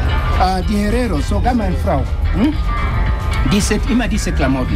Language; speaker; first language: German; non-native, local second language; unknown